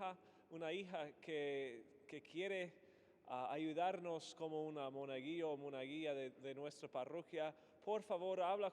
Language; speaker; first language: Spanish; non-native, fluent; English